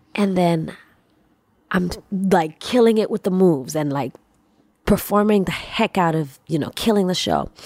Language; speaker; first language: English; non-native, local second language; Swahili